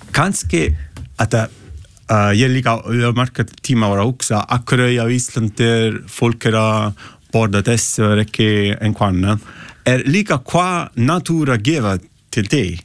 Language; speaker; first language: Icelandic; non-native, learner; Italian